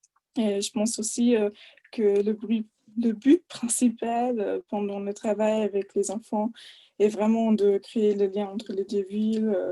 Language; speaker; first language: French; non-native, fluent; German